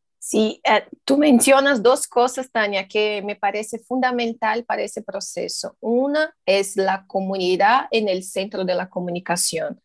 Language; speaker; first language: Spanish; non-native, fluent; Portuguese